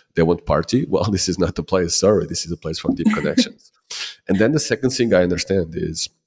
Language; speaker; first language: English; non-native, fluent; Portuguese